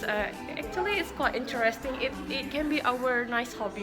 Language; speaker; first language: English; non-native, fluent; Indonesian